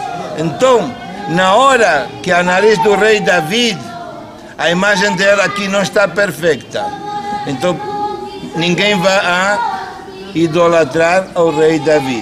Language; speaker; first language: Portuguese; non-native, fluent; Spanish